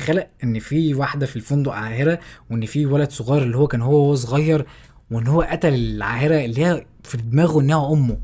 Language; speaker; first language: Arabic; native; Arabic